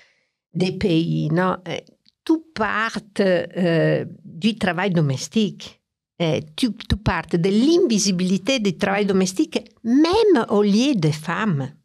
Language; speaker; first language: French; non-native, fluent; Italian